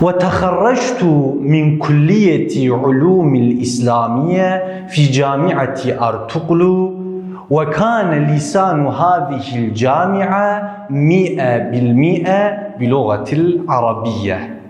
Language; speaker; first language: Arabic; non-native, fluent; Kurdish